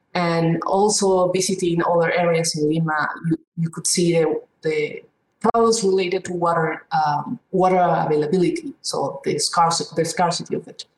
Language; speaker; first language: English; non-native, fluent; Spanish